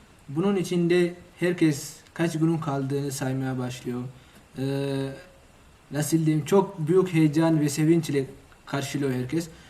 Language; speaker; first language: Turkish; non-native, fluent; Oromo